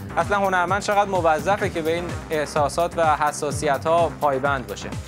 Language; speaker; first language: Persian; native; Persian